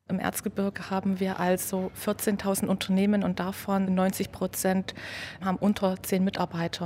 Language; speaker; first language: German; native; German